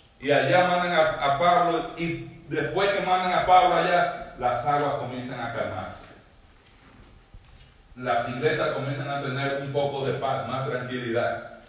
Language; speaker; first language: Spanish; native; Spanish